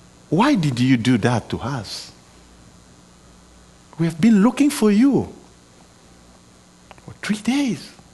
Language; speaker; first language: English; non-native, fluent; Lingala